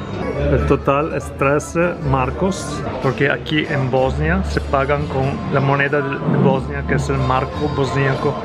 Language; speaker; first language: Spanish; non-native, fluent; Italian